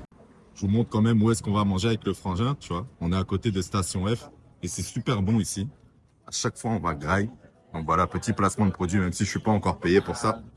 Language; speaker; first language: French; native; French